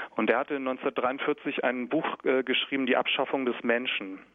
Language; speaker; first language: German; native; German